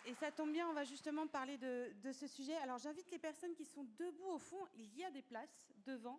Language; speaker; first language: French; native; French